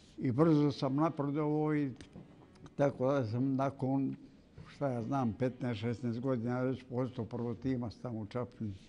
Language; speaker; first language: Bosnian; native; Bosnian